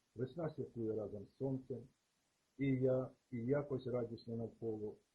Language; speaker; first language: Ukrainian; native; Ukrainian